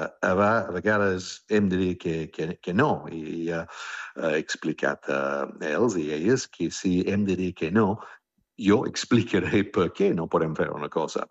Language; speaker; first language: Catalan; non-native, fluent; English